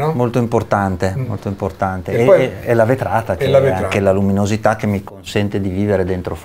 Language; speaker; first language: Italian; native; Italian